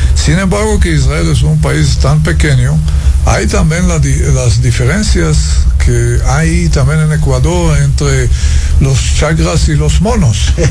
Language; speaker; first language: Spanish; non-native, fluent; Hebrew